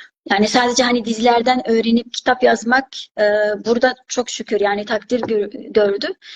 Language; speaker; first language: Turkish; non-native, fluent; Arabic